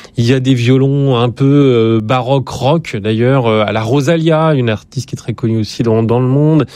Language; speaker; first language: French; native; French